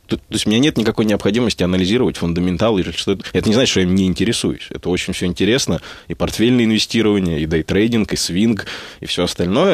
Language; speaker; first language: Russian; native; Russian